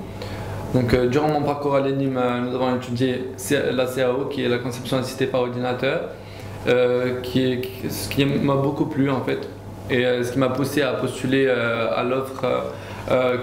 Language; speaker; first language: French; non-native, local second language; Arabic